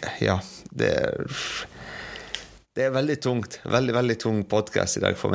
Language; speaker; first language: Norwegian; non-native, fluent; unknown